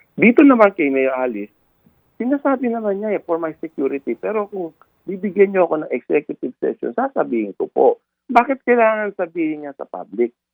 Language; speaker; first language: Filipino; native; Filipino